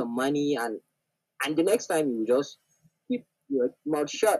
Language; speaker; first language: English; non-native, local second language; Hausa